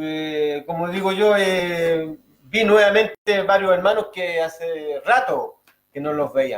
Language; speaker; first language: Spanish; native; Spanish